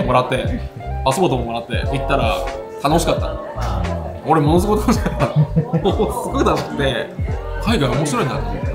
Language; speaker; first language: Japanese; native; Japanese